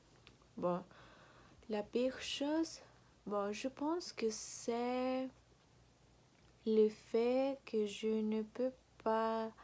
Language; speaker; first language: French; non-native, learner; Spanish